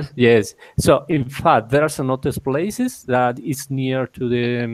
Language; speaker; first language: English; non-native, learner; Spanish